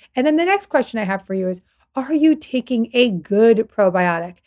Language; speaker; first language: English; native; English